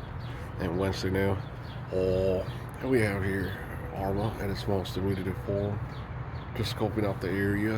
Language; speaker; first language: English; native; English